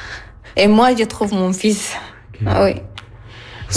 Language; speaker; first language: French; non-native, learner; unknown